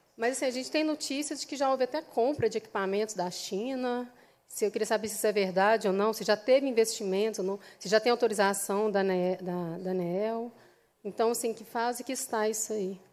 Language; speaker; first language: Portuguese; native; Portuguese